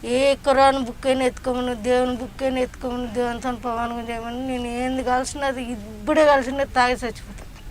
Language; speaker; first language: Telugu; native; Telugu